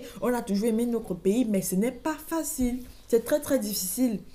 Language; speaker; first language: French; native; French